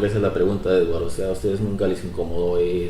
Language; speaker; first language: Spanish; native; Spanish